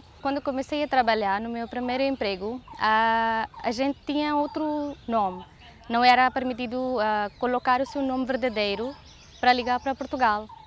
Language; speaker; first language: Portuguese; non-native, fluent; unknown